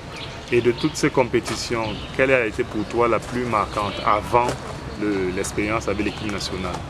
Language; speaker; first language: French; native; French